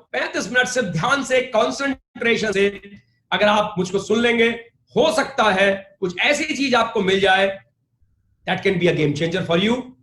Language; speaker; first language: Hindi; native; Hindi